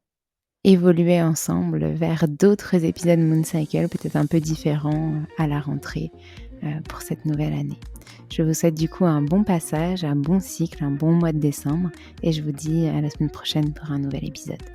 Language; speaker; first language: French; native; French